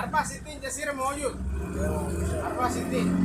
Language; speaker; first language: Arabic; non-native, learner; Sinhala